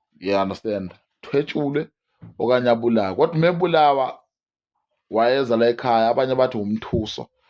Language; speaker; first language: Zulu; non-native, local second language; Swati